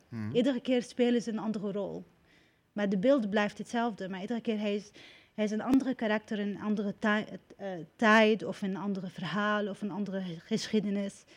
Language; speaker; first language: Dutch; non-native, fluent; Arabic